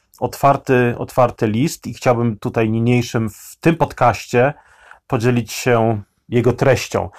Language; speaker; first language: Polish; native; Polish